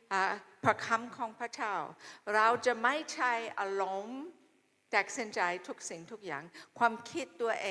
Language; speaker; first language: Thai; non-native, fluent; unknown